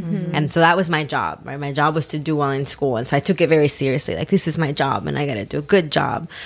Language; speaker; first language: English; early bilingual, other home language; Spanish